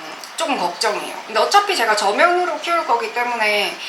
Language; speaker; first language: Korean; native; Korean